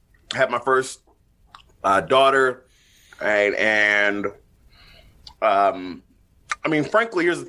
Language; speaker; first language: English; native; English